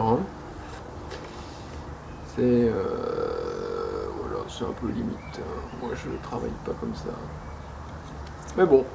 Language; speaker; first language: French; native; French